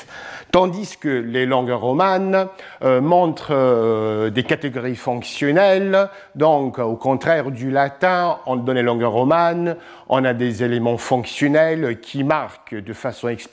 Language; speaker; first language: French; non-native, fluent; English